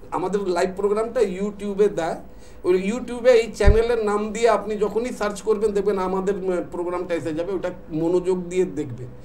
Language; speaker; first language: Bangla; non-native, local second language; Hindi